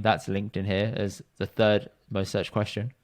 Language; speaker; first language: English; early bilingual, other home language; Punjabi